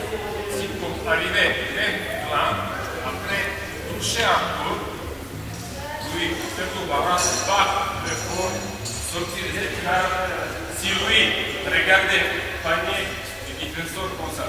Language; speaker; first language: French; non-native, learner; Serbian